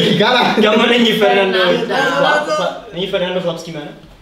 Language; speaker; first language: Czech; native; Czech